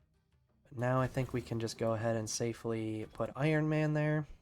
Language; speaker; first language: English; native; English